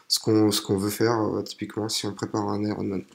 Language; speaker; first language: French; native; French